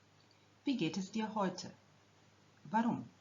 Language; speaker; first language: German; non-native, fluent; Croatian